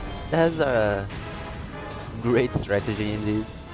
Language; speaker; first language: English; non-native, learner; Portuguese